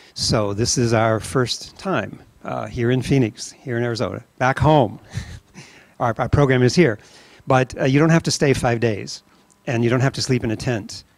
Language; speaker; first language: English; native; English